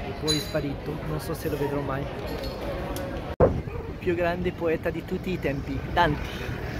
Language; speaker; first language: Italian; non-native, fluent; French